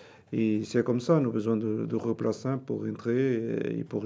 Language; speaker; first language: French; non-native, learner; Portuguese